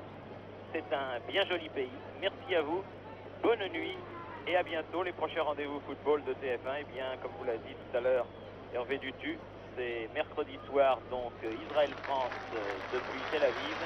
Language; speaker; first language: French; native; French